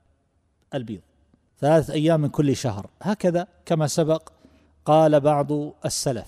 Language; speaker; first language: Arabic; native; Arabic